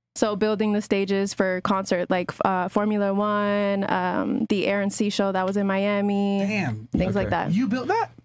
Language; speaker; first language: English; native; English